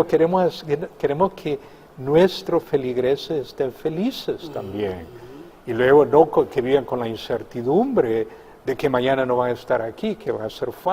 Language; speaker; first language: Spanish; native; Spanish